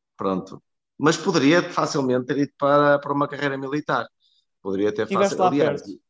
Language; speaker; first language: Portuguese; native; Portuguese